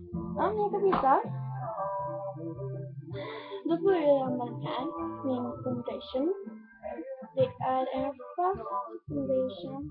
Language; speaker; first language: Swedish; non-native, learner; Korean